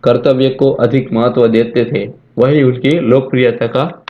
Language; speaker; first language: Hindi; non-native, local second language; Gujarati